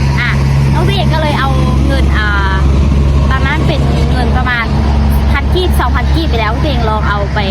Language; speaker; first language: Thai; non-native, learner; Lao